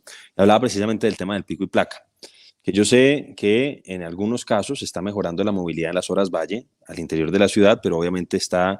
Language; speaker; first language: Spanish; native; Spanish